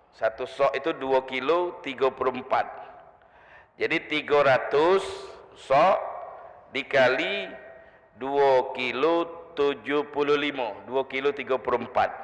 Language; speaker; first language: Malay; native; Malay